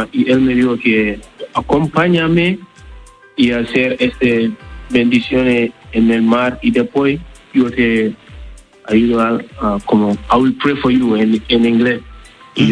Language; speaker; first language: Spanish; non-native, learner; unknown